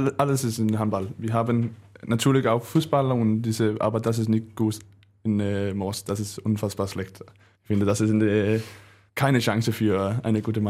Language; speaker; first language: German; non-native, learner; Danish